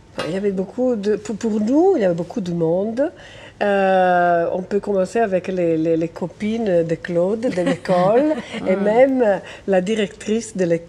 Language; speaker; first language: French; non-native, fluent; Italian